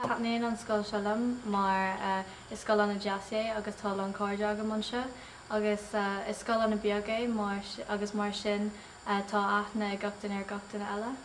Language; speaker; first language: Irish; non-native, local second language; English